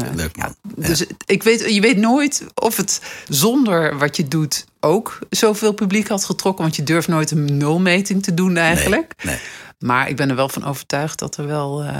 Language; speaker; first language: Dutch; native; Dutch